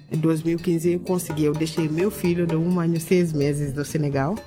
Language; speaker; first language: Portuguese; non-native, learner; Wolof